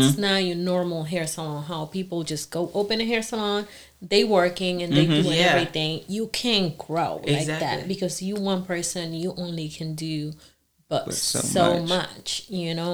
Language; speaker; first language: English; non-native, fluent; Spanish